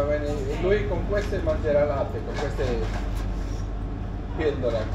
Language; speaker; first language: Italian; non-native, learner; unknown